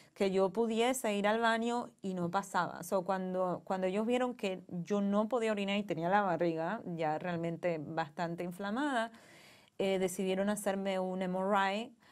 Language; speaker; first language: Spanish; native; Spanish